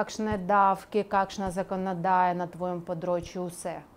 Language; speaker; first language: Slovenian; non-native, learner; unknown